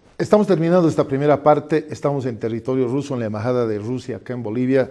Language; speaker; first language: Spanish; native; Spanish